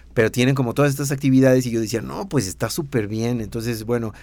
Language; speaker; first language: Spanish; native; Spanish